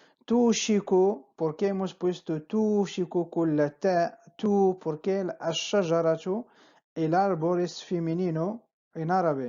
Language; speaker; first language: Spanish; non-native, fluent; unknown